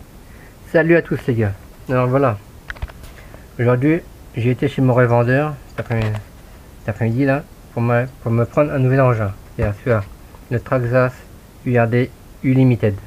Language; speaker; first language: French; native; French